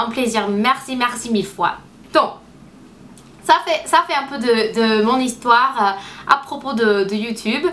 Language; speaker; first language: French; non-native, fluent; English